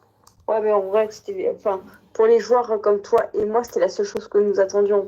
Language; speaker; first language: French; native; French